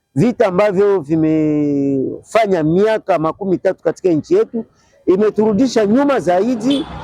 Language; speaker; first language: Swahili; native; Swahili